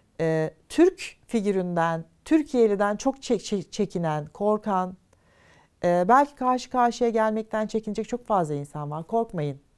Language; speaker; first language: Turkish; native; Turkish